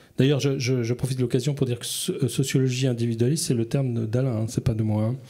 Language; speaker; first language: French; native; French